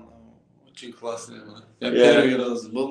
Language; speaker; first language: Russian; non-native, local second language; Kyrgyz